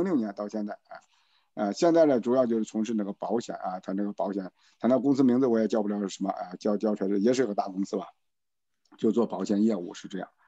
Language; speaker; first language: Chinese; native; Chinese